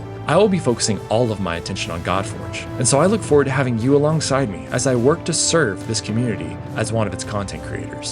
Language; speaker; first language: English; native; English